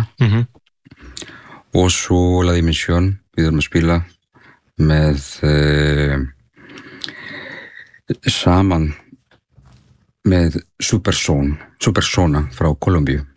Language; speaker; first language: Icelandic; non-native, learner; Spanish